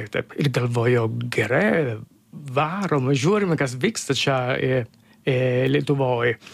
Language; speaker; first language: Lithuanian; non-native, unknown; Italian